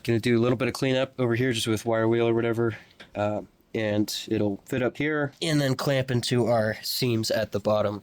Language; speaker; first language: English; native; English